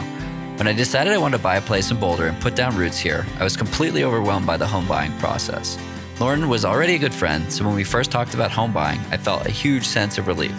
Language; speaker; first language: English; native; English